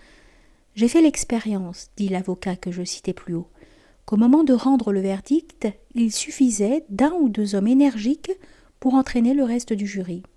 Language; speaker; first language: French; native; French